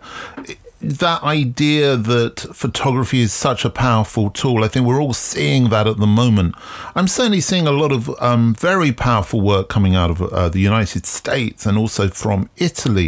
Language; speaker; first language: English; native; English